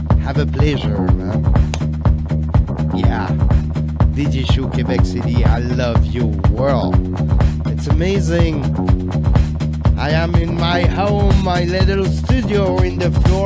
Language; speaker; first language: English; non-native, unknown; French